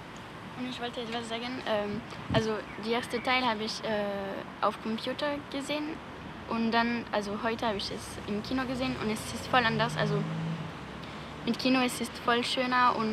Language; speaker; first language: German; non-native, learner; French